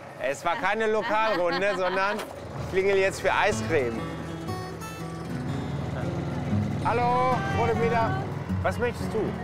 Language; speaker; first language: German; native; German